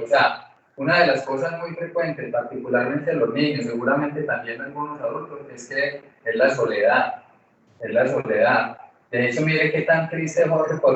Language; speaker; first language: Spanish; native; Spanish